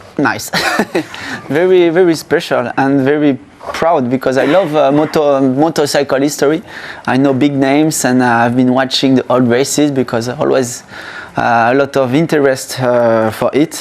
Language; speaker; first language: English; non-native, fluent; French